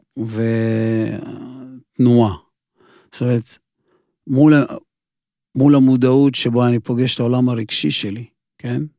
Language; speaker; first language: Hebrew; non-native, fluent; Russian